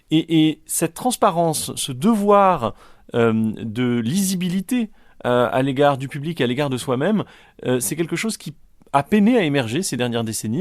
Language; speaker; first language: French; native; French